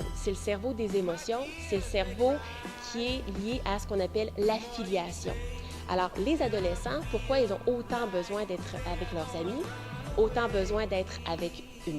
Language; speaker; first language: French; native; French